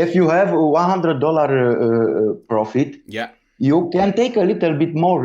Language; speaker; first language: English; non-native, learner; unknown